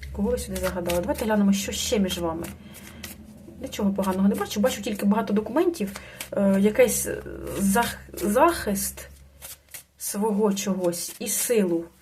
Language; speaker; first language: Ukrainian; non-native, local second language; Russian